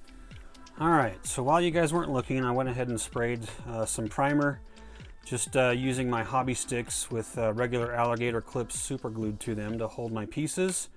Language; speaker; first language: English; native; English